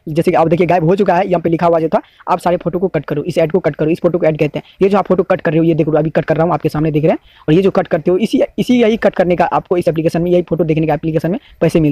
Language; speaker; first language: Hindi; native; Hindi